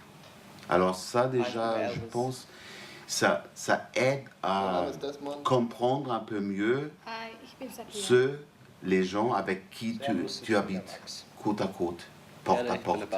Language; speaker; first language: French; non-native, fluent; German